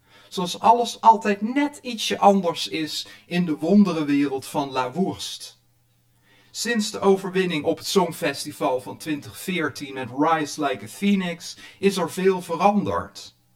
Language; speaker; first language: Dutch; native; Dutch